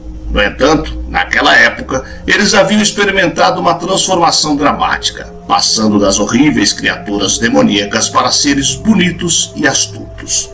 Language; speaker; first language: Portuguese; native; Portuguese